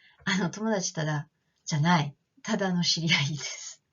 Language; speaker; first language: Japanese; non-native, fluent; French